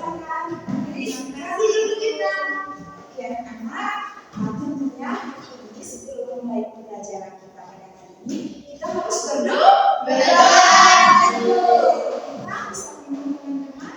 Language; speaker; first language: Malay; non-native, local second language; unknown